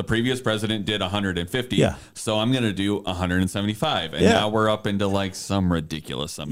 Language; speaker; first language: English; native; English